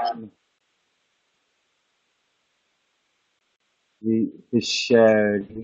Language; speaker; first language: Arabic; non-native, learner; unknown